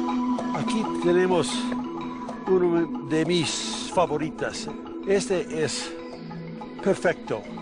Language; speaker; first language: Spanish; non-native, learner; English